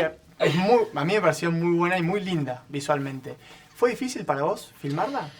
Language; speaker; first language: Spanish; native; Spanish